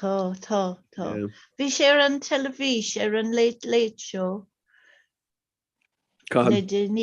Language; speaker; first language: Irish; non-native, local second language; English